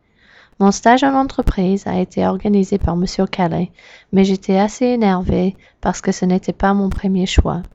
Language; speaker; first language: French; non-native, learner; English